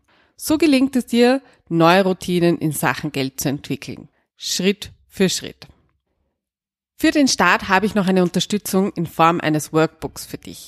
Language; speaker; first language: German; native; German